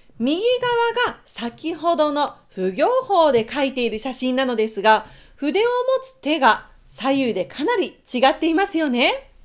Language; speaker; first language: Japanese; native; Japanese